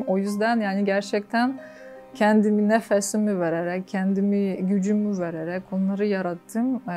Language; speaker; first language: Turkish; non-native, fluent; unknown